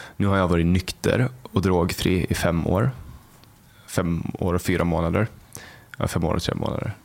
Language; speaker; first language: Swedish; native; Swedish